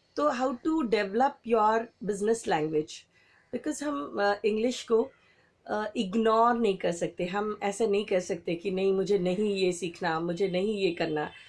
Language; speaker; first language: Hindi; non-native, local second language; Marathi